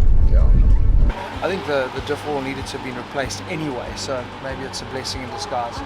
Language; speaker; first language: English; native; English